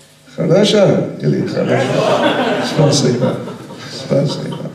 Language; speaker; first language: Russian; non-native, learner; English